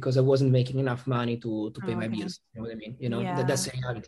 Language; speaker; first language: English; non-native, fluent; Italian